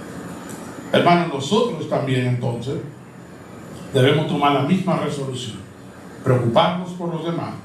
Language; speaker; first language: Spanish; native; Spanish